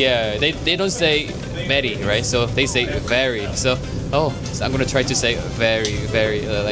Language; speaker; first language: English; non-native, learner; Korean